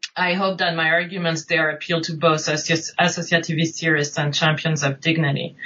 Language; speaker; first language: English; non-native, fluent; French